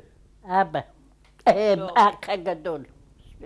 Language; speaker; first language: Hebrew; non-native, fluent; Yiddish